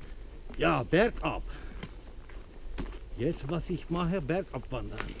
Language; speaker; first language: German; non-native, fluent; Turkish